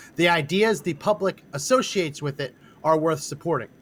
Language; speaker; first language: English; native; English